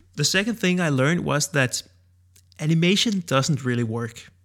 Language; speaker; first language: English; non-native, fluent; Danish